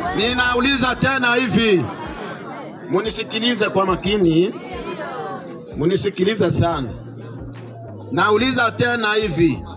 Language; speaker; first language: Swahili; native; Swahili